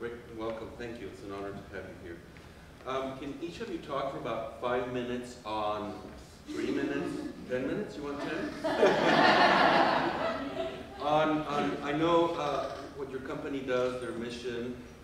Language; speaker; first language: English; non-native, fluent; Spanish